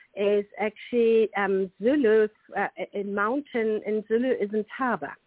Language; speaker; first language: English; non-native, local second language; German